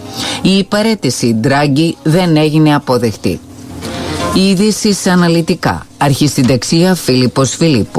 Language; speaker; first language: Greek; native; Greek